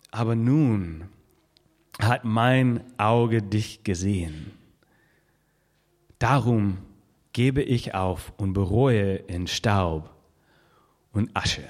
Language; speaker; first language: German; non-native, fluent; English